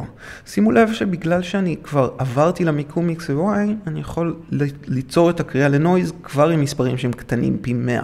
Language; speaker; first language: Hebrew; native; Hebrew